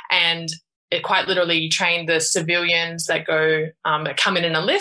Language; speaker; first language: English; native; English